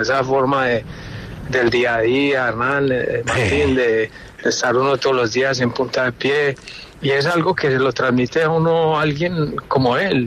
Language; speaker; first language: Spanish; native; Spanish